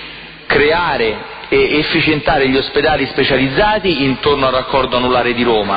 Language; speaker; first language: Italian; native; Italian